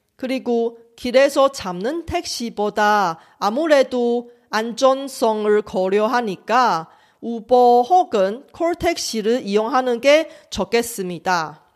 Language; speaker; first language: Korean; non-native, fluent; Chinese